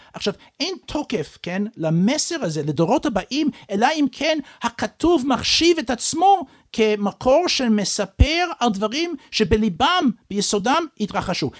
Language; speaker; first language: Hebrew; non-native, fluent; English